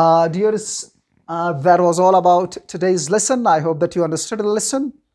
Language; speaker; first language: English; non-native, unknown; Persian